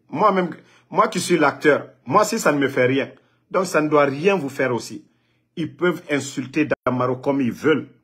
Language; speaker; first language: French; non-native, local second language; Mandingo